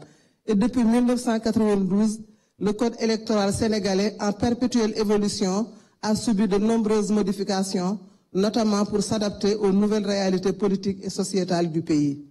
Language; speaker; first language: French; non-native, local second language; Wolof